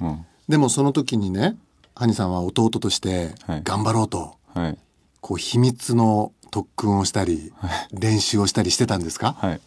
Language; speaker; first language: Japanese; native; Japanese